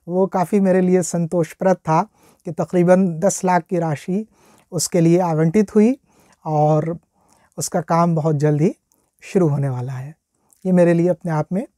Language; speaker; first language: Hindi; native; Hindi